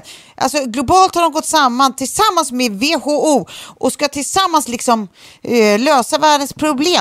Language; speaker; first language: Swedish; native; Swedish